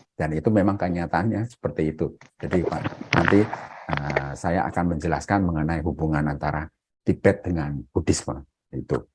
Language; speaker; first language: Indonesian; native; Indonesian